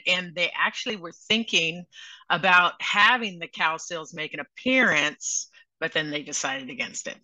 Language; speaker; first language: English; native; English